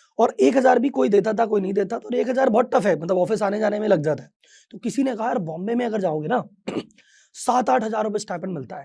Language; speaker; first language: Hindi; native; Hindi